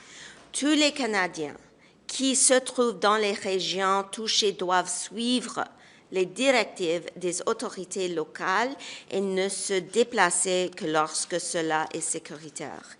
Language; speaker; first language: French; non-native, local second language; English